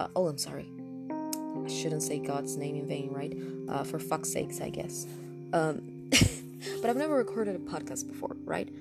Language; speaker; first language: English; non-native, fluent; Spanish